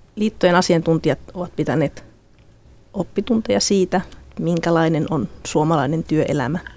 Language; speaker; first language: Finnish; native; Finnish